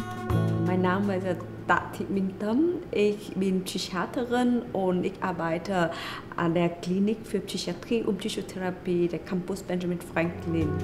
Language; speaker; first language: German; non-native, fluent; Vietnamese